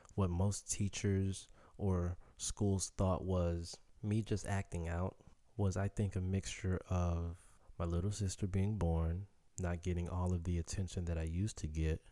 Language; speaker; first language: English; early bilingual, other home language; Haitian Creole